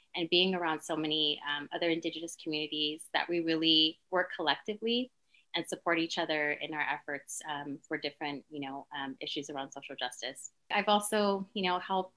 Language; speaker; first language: English; native; English